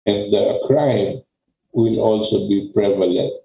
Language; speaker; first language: English; non-native, local second language; Filipino